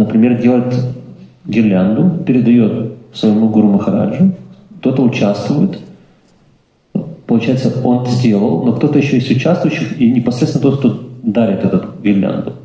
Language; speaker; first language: Russian; native; Russian